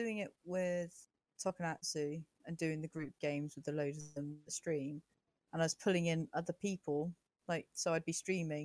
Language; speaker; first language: English; native; English